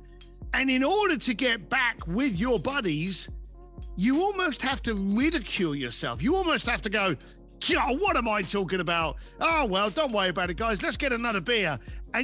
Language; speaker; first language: English; native; English